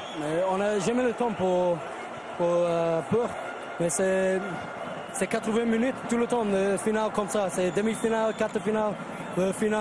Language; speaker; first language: French; non-native, learner; English